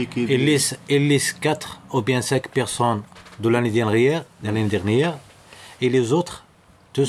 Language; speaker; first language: French; non-native, learner; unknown